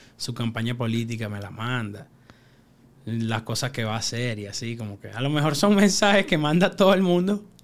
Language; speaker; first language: Spanish; native; Spanish